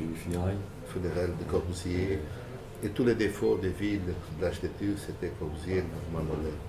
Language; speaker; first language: French; non-native, fluent; Portuguese